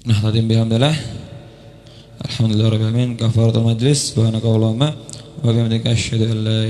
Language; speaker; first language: Arabic; non-native, fluent; Indonesian